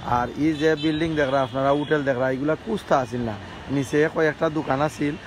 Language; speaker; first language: Bangla; native; Bangla